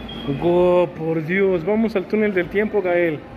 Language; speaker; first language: Spanish; native; Spanish